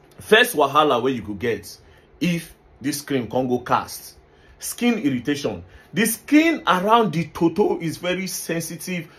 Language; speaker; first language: Nigerian Pidgin; native; Nigerian Pidgin